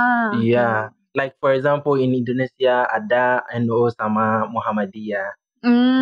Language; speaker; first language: Indonesian; non-native, learner; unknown